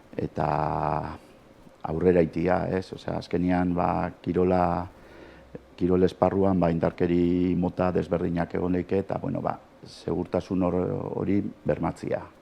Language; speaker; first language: Basque; native; Basque